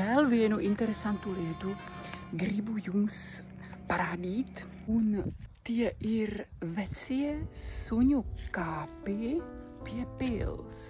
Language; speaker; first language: Latvian; non-native, fluent; Czech